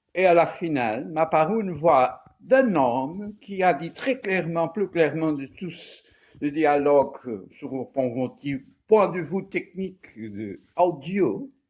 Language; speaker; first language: French; non-native, fluent; Portuguese